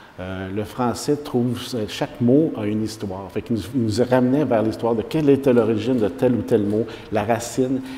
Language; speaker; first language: French; native; French